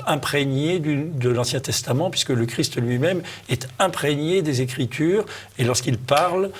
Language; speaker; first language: French; native; French